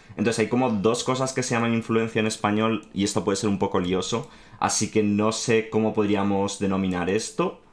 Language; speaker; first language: Spanish; native; Spanish